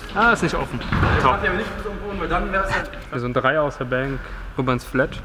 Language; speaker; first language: German; native; German